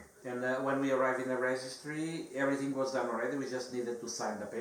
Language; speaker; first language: English; non-native, fluent; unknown